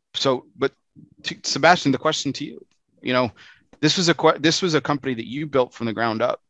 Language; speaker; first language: English; native; English